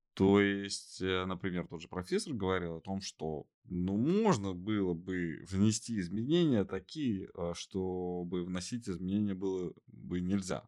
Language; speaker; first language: Russian; native; Russian